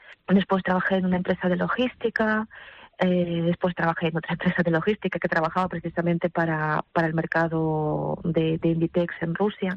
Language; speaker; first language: Spanish; non-native, fluent; Russian